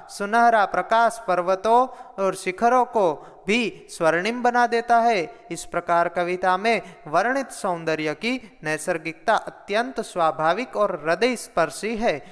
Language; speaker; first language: Hindi; non-native, local second language; Gujarati